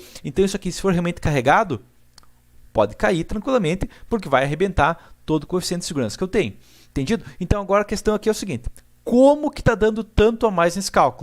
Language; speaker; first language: Portuguese; native; Portuguese